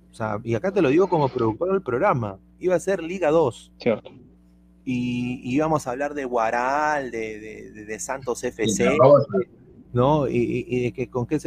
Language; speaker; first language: Spanish; native; Spanish